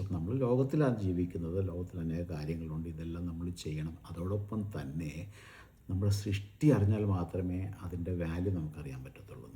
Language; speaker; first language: Malayalam; native; Malayalam